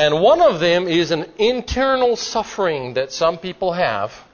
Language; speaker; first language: English; native; English